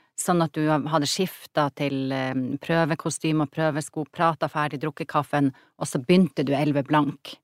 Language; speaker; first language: Norwegian; native; Norwegian